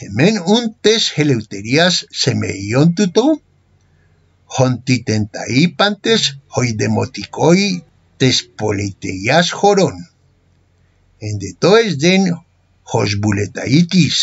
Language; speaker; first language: Greek; non-native, fluent; Spanish